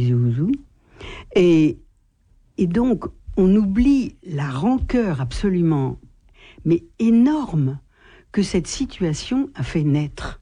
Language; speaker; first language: French; native; French